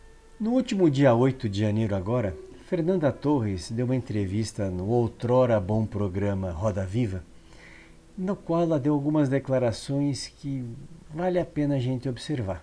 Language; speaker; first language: Portuguese; native; Portuguese